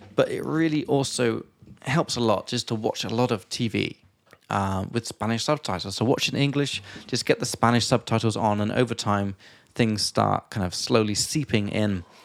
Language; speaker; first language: English; native; English